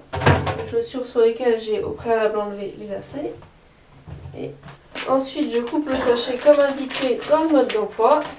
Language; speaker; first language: French; native; French